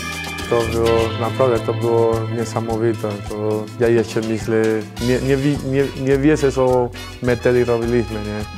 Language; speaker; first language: Polish; non-native, learner; Spanish